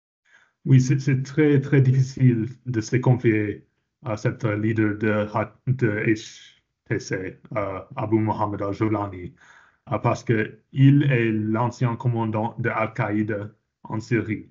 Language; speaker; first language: French; non-native, fluent; English